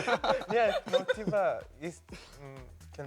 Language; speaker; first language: Russian; non-native, learner; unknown